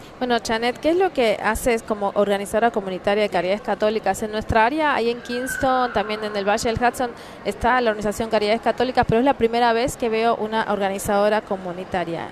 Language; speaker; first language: Spanish; native; Spanish